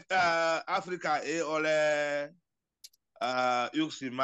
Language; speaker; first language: Finnish; non-native, learner; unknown